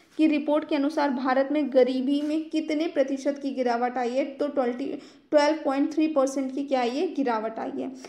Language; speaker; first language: Hindi; native; Hindi